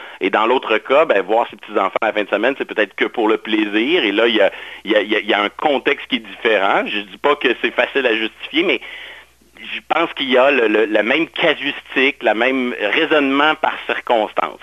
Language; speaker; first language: French; native; French